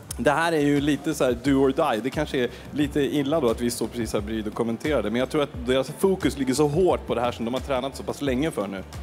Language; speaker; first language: Swedish; native; Swedish